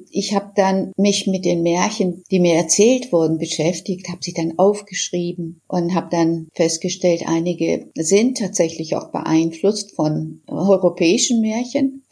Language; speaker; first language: German; early bilingual, other home language; Persian